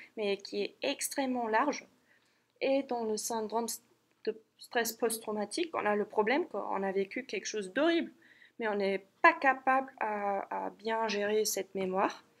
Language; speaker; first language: French; non-native, fluent; German